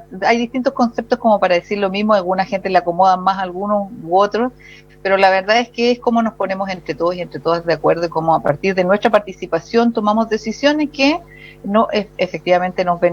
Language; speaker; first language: Spanish; native; Spanish